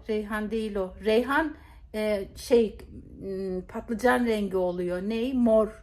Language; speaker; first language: Turkish; native; Turkish